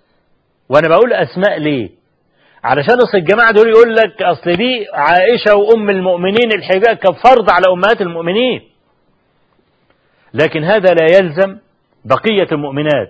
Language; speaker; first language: Arabic; native; Arabic